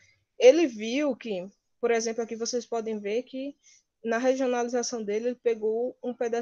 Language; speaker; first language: Portuguese; native; Portuguese